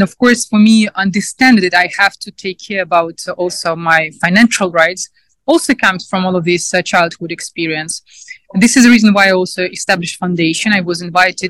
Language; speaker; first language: English; non-native, fluent; Ukrainian